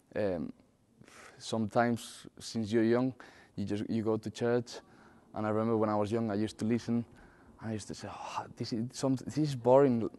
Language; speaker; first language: English; non-native, fluent; Spanish